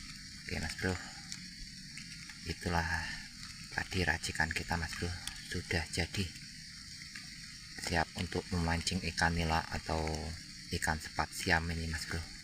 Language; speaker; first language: Indonesian; native; Indonesian